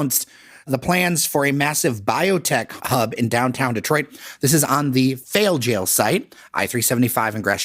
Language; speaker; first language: English; native; English